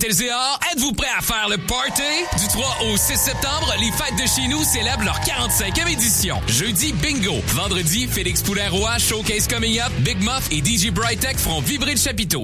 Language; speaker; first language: French; native; French